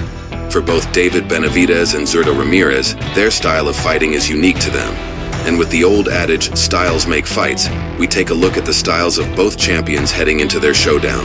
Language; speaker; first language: English; native; English